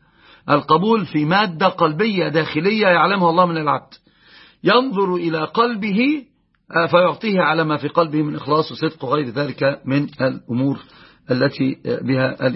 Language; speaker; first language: Arabic; native; Arabic